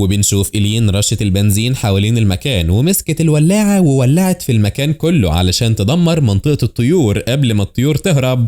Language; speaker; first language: Arabic; native; Arabic